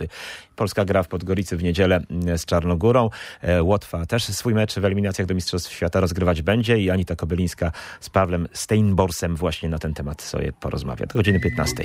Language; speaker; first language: Polish; native; Polish